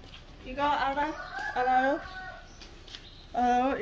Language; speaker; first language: Korean; non-native, learner; Lao